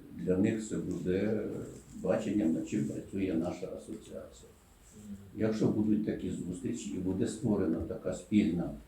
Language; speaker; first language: Ukrainian; native; Ukrainian